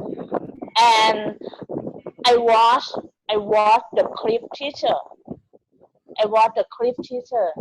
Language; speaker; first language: English; non-native, learner; Thai